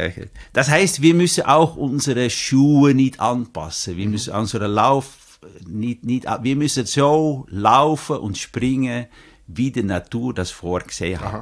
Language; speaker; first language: German; native; German